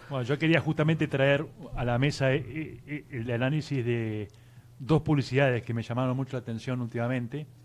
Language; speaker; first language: Spanish; native; Spanish